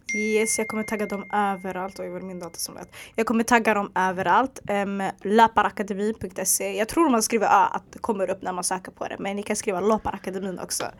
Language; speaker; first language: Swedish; early bilingual, other home language; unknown